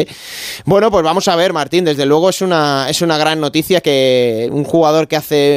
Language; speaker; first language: Spanish; native; Spanish